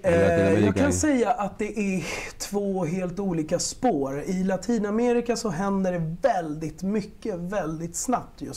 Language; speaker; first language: Swedish; early bilingual, other home language; Spanish